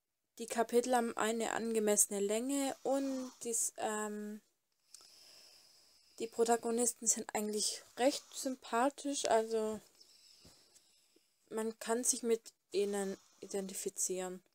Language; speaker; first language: German; native; German